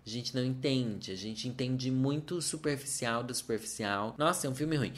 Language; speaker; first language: Portuguese; native; Portuguese